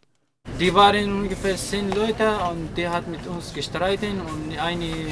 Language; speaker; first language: German; non-native, learner; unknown